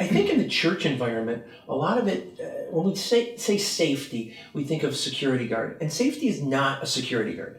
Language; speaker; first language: English; native; English